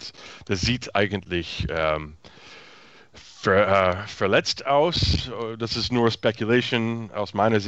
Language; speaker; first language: German; non-native, fluent; English